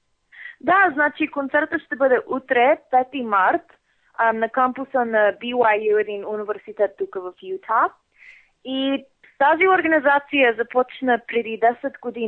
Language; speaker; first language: Bulgarian; non-native, fluent; English